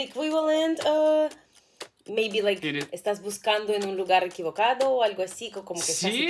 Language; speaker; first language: Spanish; non-native, fluent; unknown